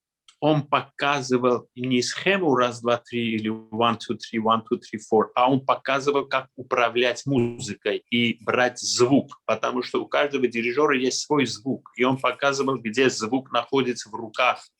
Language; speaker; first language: Russian; non-native, local second language; Armenian